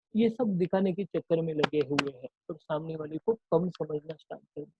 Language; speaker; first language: Hindi; non-native, local second language; Marathi